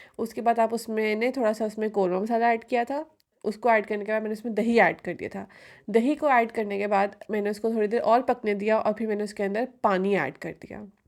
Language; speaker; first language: Urdu; native; Urdu